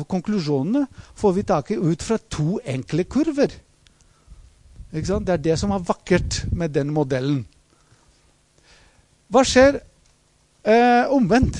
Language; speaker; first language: Norwegian; non-native, fluent; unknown